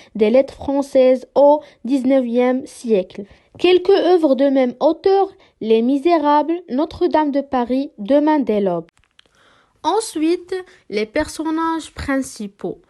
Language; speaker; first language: French; non-native, local second language; Arabic